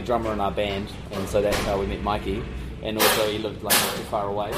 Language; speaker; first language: English; native; English